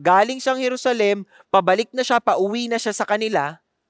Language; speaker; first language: Filipino; native; Filipino